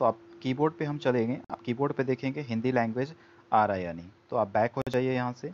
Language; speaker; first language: Hindi; native; Hindi